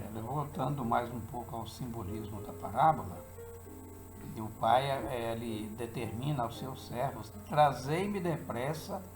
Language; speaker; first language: Portuguese; native; Portuguese